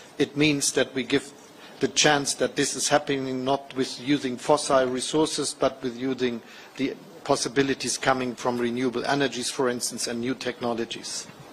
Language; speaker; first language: English; non-native, fluent; German